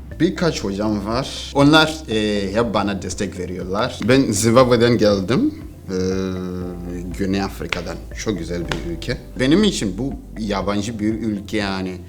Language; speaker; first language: Turkish; non-native, learner; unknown